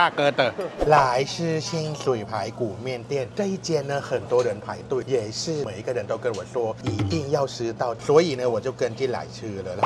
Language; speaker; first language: Chinese; non-native, fluent; Thai